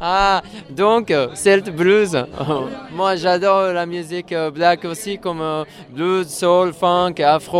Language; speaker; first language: French; non-native, fluent; Japanese